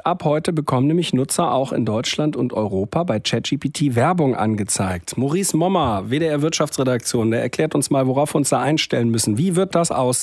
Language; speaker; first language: German; native; German